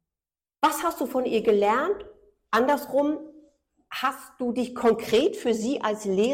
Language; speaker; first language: German; native; German